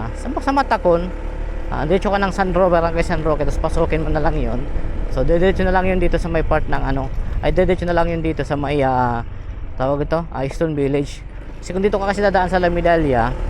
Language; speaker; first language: Filipino; non-native, local second language; Bikol